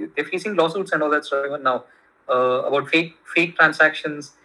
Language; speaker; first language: English; non-native, local second language; Kannada